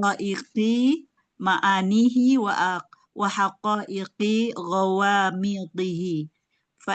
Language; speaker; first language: Arabic; non-native, learner; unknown